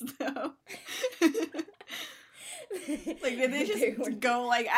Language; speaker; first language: English; native; English